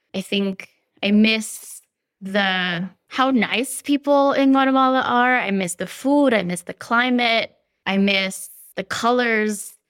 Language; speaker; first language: English; early bilingual, other home language; Spanish